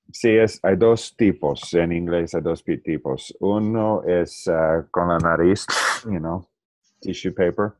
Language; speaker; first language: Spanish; non-native, learner; English